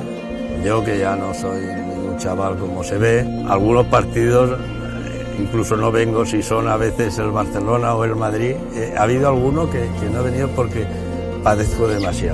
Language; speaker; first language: Spanish; native; Spanish